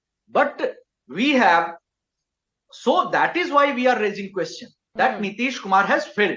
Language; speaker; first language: English; non-native, local second language; Hindi